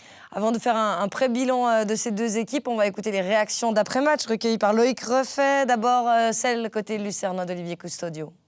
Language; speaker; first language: French; native; French